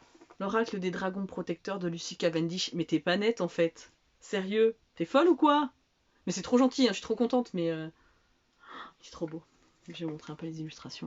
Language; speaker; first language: French; native; French